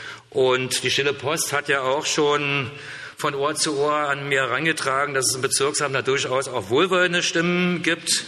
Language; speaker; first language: German; native; German